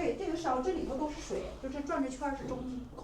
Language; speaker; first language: Chinese; native; Chinese